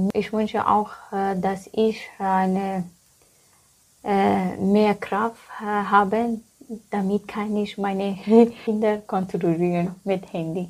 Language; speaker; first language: German; non-native, learner; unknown